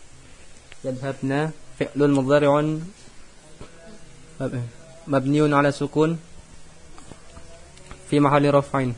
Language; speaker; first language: Arabic; non-native, learner; Indonesian